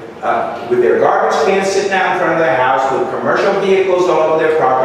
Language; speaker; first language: English; native; English